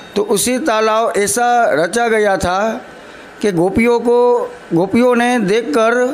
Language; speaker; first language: Hindi; non-native, local second language; Gujarati